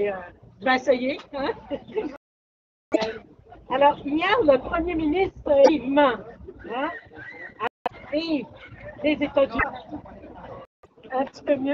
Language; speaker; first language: French; native; French